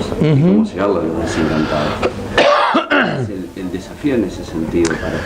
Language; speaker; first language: Spanish; native; Spanish